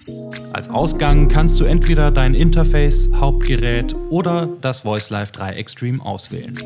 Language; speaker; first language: German; native; German